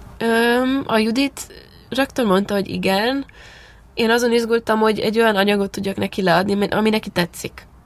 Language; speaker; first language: Hungarian; early bilingual, heritage; Hungarian